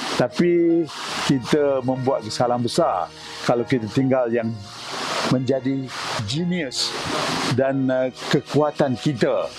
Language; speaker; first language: Malay; native; Malay